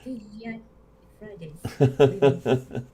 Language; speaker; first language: English; non-native, learner; Japanese